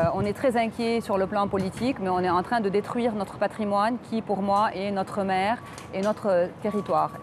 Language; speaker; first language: French; non-native, local second language; Arabic